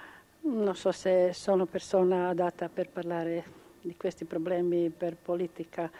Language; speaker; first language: Italian; non-native, local second language; Croatian